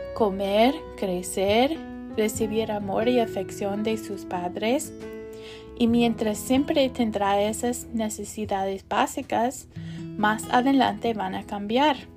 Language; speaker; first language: Spanish; non-native, learner; English